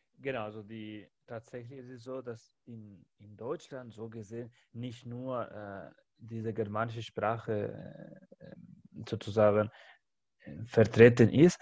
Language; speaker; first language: German; non-native, fluent; Spanish